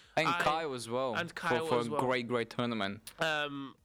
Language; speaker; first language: English; non-native, fluent; Bulgarian